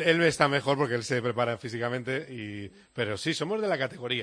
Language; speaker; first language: Spanish; native; Spanish